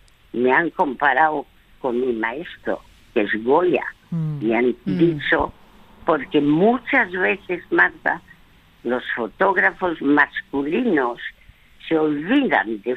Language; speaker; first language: Spanish; early bilingual, other home language; French